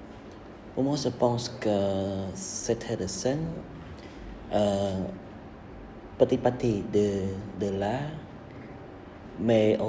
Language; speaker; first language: French; non-native, learner; Khmer